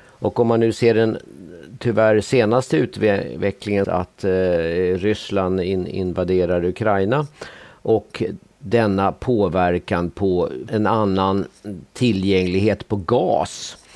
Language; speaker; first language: Swedish; native; Swedish